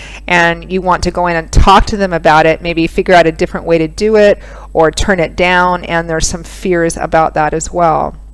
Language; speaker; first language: English; native; English